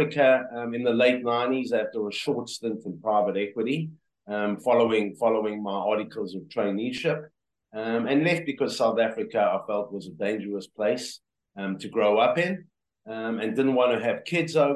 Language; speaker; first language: English; native; English